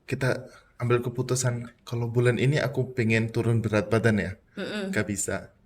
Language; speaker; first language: Indonesian; non-native, fluent; Punjabi